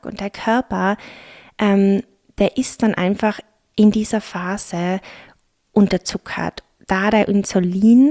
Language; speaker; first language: German; native; German